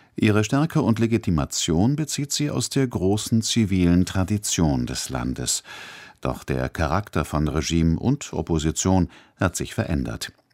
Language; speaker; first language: German; native; German